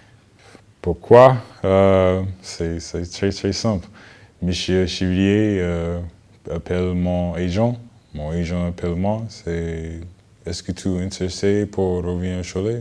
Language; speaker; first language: French; non-native, learner; English